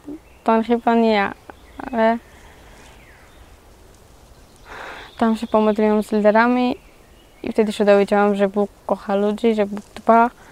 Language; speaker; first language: Polish; early bilingual, other home language; Georgian